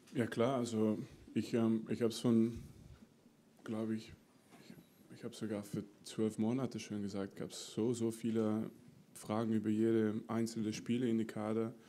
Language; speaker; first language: German; non-native, fluent; French